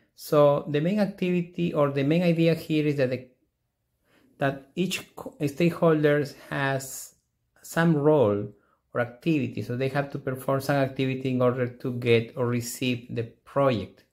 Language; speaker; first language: English; non-native, fluent; Spanish